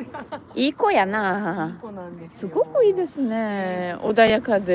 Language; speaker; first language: Japanese; non-native, fluent; French